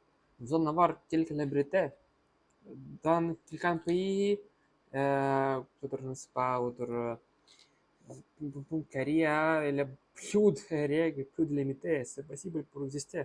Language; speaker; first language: French; non-native, learner; Russian